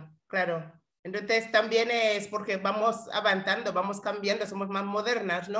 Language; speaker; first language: Spanish; non-native, fluent; English